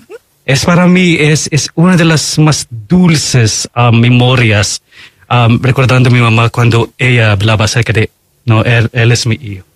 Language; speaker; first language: Spanish; non-native, fluent; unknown